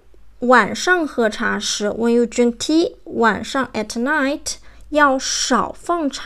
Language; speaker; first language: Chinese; native; Chinese